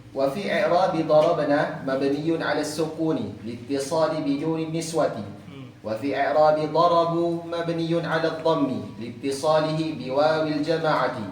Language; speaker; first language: Arabic; non-native, learner; Malay